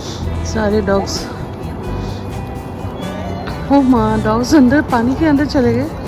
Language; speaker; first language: Hindi; non-native, local second language; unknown